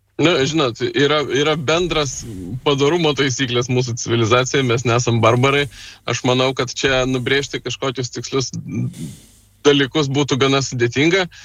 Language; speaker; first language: Lithuanian; native; Lithuanian